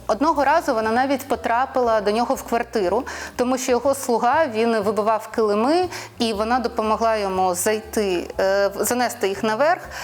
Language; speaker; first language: Ukrainian; non-native, local second language; Russian